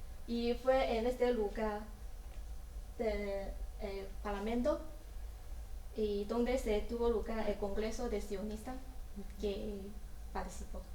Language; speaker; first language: Spanish; non-native, learner; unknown